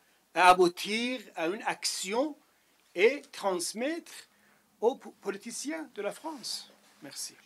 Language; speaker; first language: French; non-native, fluent; Persian